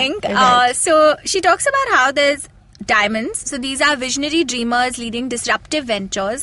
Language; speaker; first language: English; non-native, local second language; Hindi